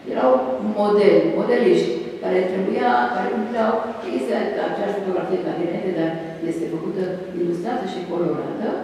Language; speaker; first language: Romanian; early bilingual, other home language; Hebrew